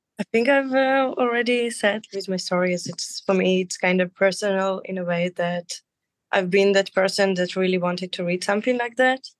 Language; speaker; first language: English; non-native, fluent; Russian